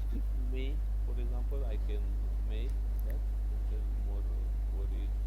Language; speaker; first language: English; non-native, learner; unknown